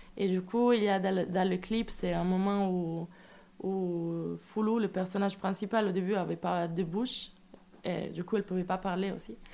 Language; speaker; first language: French; non-native, fluent; Italian